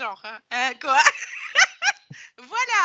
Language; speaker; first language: French; native; French